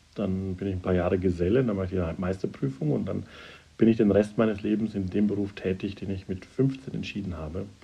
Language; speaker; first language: German; native; German